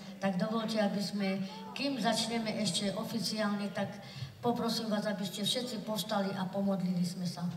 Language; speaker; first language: Slovak; non-native, local second language; Romany